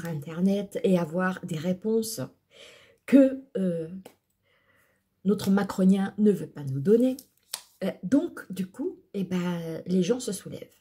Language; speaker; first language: French; native; French